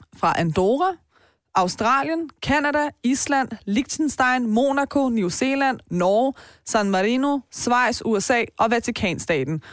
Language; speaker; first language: Danish; early bilingual, other home language; Persian